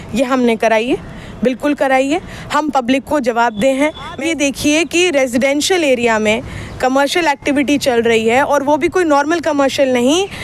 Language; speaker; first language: Hindi; native; Hindi